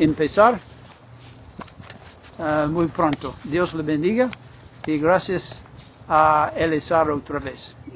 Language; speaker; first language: Spanish; non-native, fluent; English